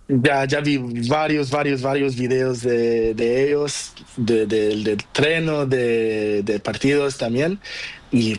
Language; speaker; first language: Spanish; non-native, learner; Portuguese